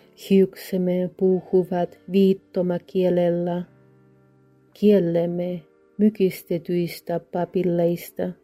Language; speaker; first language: Finnish; non-native, fluent; Spanish